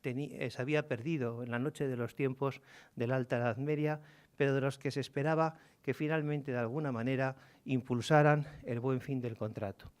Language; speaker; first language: Spanish; native; Spanish